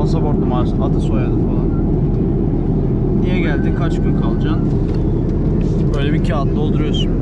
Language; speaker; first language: Turkish; native; Turkish